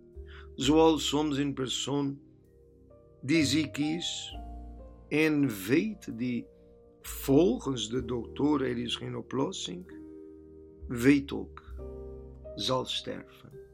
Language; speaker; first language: Dutch; non-native, learner; Portuguese